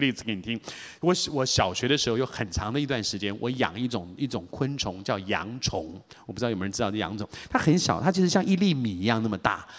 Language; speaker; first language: Chinese; native; Chinese